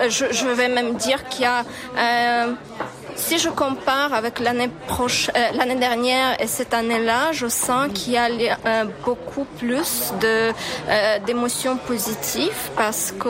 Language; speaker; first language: French; non-native, fluent; Ukrainian